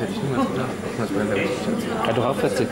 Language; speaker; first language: German; native; German